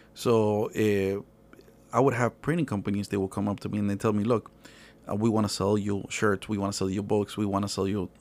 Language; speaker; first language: English; early bilingual, other home language; Spanish